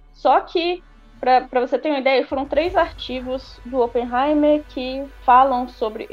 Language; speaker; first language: Portuguese; native; Portuguese